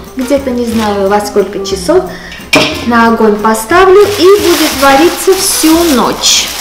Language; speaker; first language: Russian; non-native, local second language; Armenian